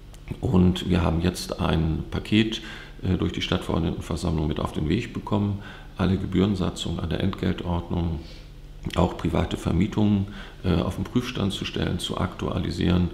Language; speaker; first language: German; native; German